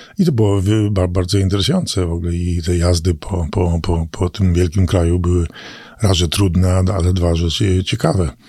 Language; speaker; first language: Polish; early bilingual, other home language; English